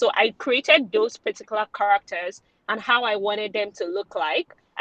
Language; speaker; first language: English; non-native, local second language; Yoruba